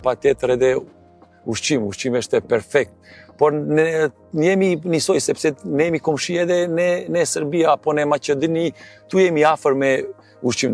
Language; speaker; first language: Albanian; non-native, learner; Serbian